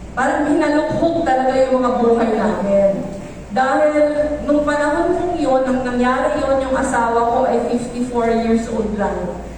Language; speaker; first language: Filipino; non-native, local second language; Bikol